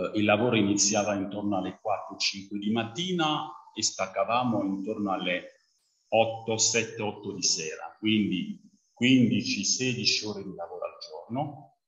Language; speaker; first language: Italian; non-native, fluent; French